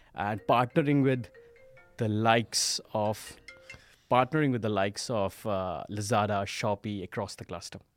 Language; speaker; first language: English; non-native, local second language; Hindi